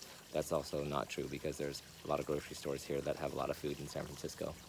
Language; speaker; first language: English; native; English